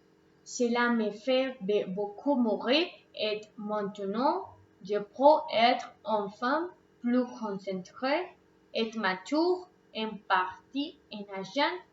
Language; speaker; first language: French; non-native, learner; Spanish